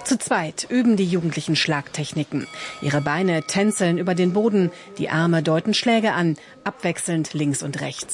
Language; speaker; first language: German; native; German